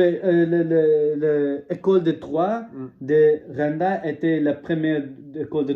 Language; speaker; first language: French; non-native, learner; English